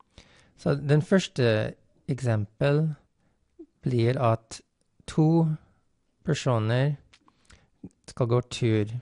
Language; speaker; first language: Norwegian; non-native, fluent; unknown